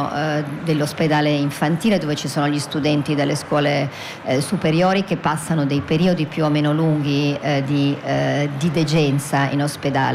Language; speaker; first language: Italian; native; Italian